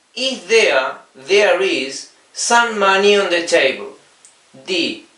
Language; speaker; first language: English; non-native, fluent; Spanish